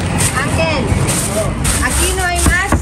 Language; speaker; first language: Spanish; non-native, learner; Filipino